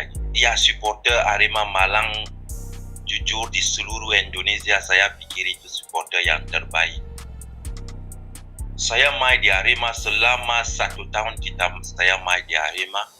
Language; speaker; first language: Indonesian; non-native, fluent; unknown